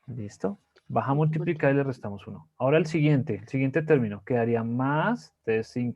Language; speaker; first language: Spanish; native; Spanish